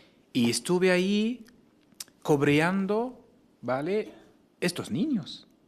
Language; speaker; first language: Spanish; non-native, fluent; Arabic